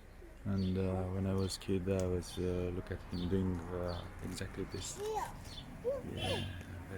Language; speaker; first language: English; non-native, learner; Romanian